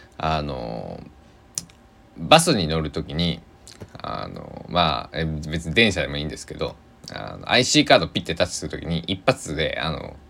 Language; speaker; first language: Japanese; native; Japanese